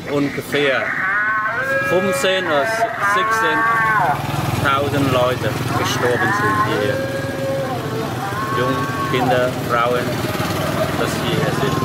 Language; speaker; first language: German; non-native, learner; Khmer